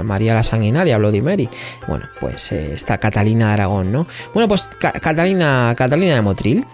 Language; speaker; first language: Spanish; native; Spanish